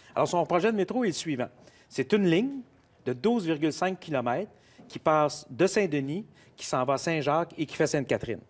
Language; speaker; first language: French; native; French